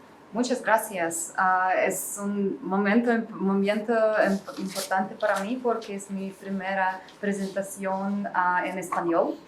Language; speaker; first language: Spanish; non-native, learner; Russian